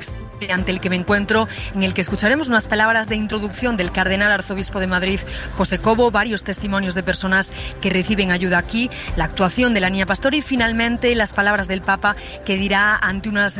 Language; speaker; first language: Spanish; native; Spanish